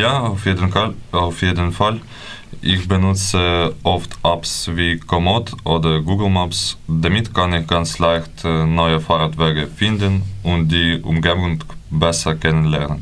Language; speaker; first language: German; non-native, learner; Ukrainian